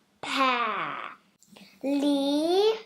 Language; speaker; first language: English; non-native, fluent; Chinese